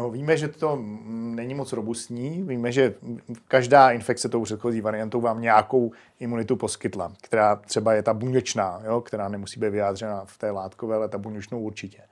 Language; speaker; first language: Czech; native; Czech